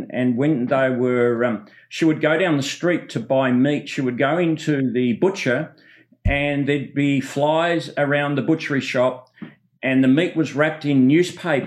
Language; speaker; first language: English; native; English